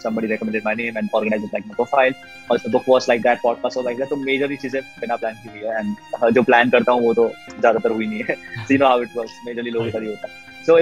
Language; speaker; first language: English; non-native, local second language; Marathi